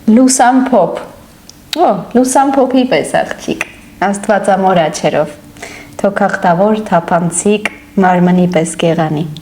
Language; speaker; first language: Armenian; native; Armenian